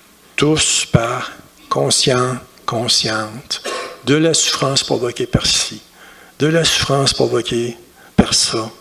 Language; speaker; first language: French; native; French